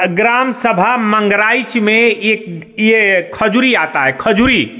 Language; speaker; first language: Hindi; native; Hindi